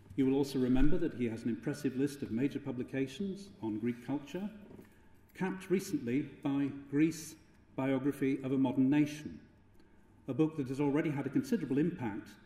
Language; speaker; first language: English; native; English